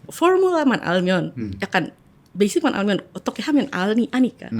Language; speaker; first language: Korean; non-native, fluent; Indonesian